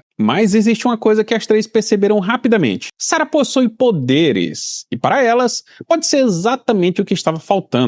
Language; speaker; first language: Portuguese; native; Portuguese